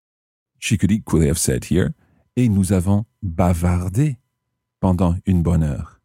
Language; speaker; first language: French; non-native, fluent; English